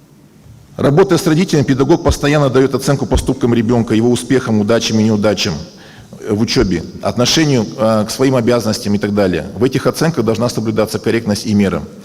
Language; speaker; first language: Russian; native; Russian